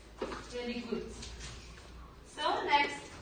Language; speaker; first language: English; non-native, learner; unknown